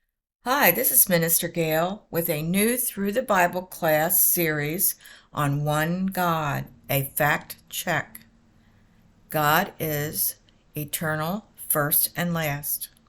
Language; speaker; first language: English; native; English